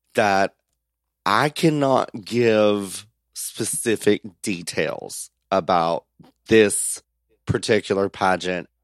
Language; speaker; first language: English; native; English